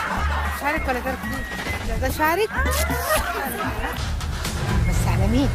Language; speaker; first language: Arabic; native; Arabic